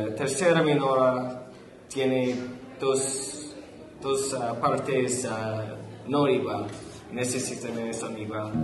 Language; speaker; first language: Spanish; non-native, learner; English